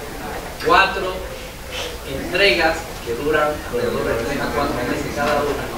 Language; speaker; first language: Spanish; native; Spanish